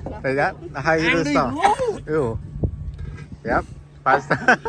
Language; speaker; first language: English; non-native, learner; Khmer